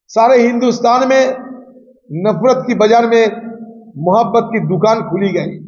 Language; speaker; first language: Hindi; non-native, local second language; Bangla